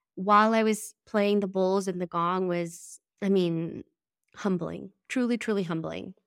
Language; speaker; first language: English; early bilingual, other home language; Spanish